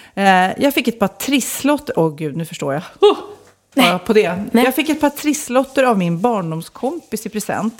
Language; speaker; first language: Swedish; native; Swedish